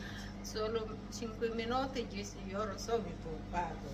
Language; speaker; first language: Italian; non-native, learner; Filipino